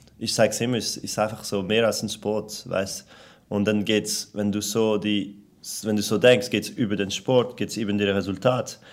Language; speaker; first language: German; non-native, local second language; French